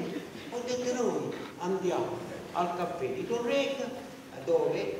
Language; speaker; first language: Italian; native; Italian